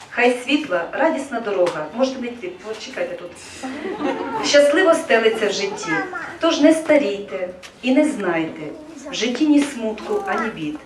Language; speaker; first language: Ukrainian; native; Ukrainian